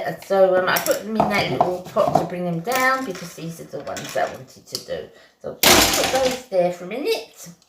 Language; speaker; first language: English; native; English